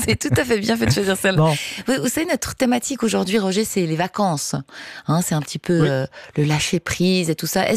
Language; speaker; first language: French; native; French